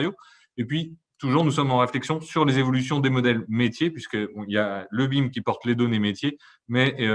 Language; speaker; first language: French; native; French